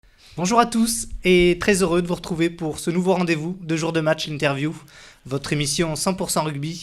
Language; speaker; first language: French; native; French